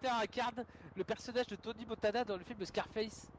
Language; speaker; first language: French; native; French